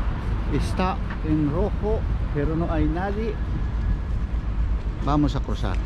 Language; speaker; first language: Spanish; non-native, fluent; Filipino